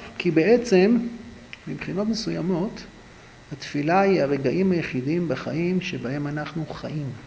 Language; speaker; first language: Hebrew; native; Hebrew